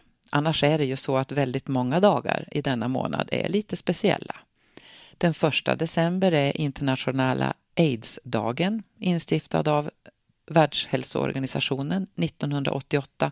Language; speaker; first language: Swedish; native; Swedish